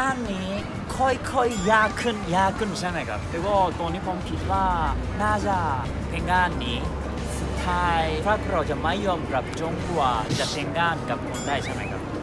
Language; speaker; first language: Thai; non-native, fluent; Japanese